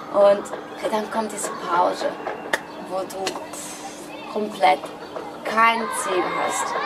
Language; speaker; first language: German; non-native, fluent; Greek